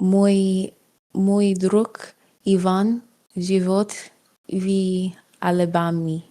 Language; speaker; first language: Russian; non-native, learner; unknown